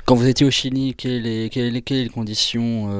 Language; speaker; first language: French; native; French